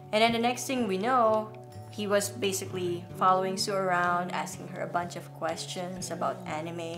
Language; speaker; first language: English; non-native, local second language; Filipino